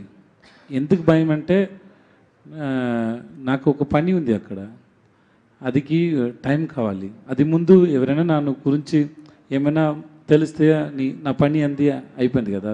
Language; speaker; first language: Telugu; non-native, learner; Tamil